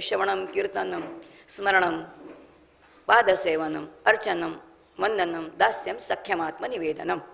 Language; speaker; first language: Hindi; non-native, local second language; Marathi